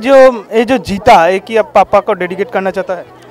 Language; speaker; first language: Hindi; non-native, local second language; Bangla